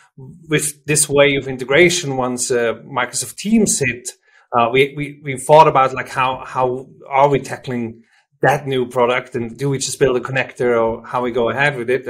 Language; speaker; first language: English; non-native, fluent; German